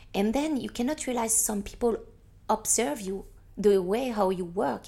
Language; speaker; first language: English; non-native, fluent; French